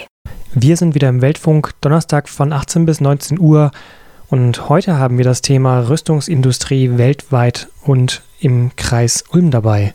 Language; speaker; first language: German; native; German